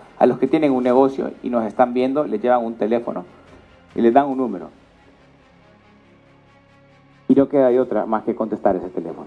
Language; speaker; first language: Spanish; native; Spanish